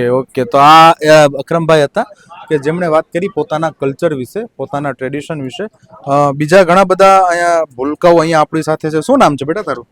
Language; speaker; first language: Gujarati; native; Gujarati